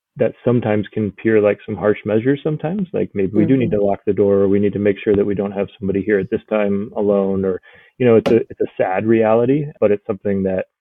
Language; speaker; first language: English; native; English